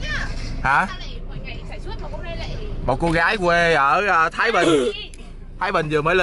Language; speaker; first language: Vietnamese; native; Vietnamese